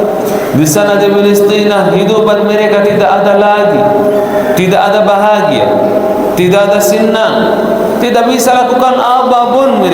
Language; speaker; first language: Indonesian; non-native, fluent; Arabic